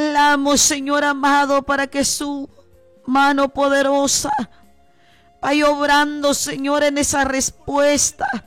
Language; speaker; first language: Spanish; native; Spanish